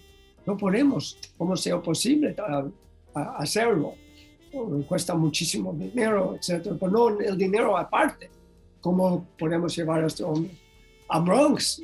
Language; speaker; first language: Spanish; non-native, learner; English